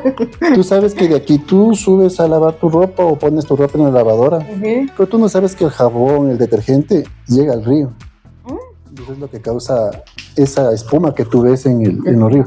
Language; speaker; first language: Spanish; native; Spanish